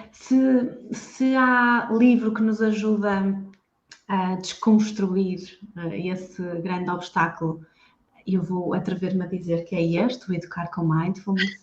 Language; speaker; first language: Portuguese; native; Portuguese